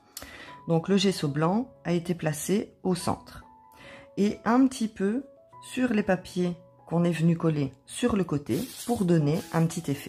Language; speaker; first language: French; native; French